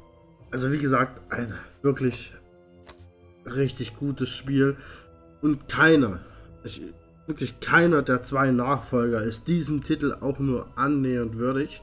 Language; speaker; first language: German; native; German